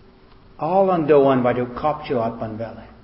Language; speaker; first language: Hungarian; non-native, fluent; English